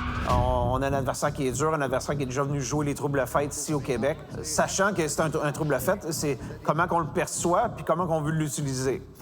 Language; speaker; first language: French; native; French